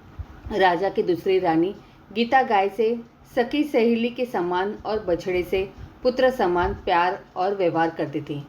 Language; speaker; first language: Hindi; native; Hindi